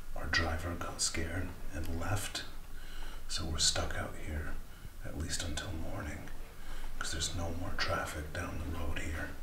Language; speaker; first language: English; native; English